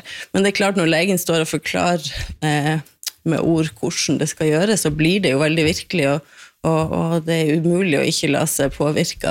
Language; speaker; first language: Norwegian; native; Norwegian